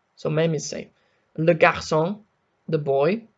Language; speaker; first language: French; non-native, learner; Spanish